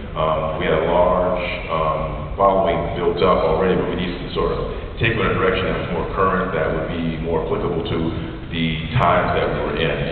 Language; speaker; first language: English; native; English